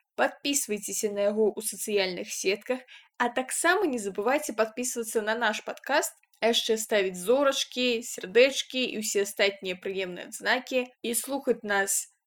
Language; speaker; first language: Belarusian; non-native, local second language; Russian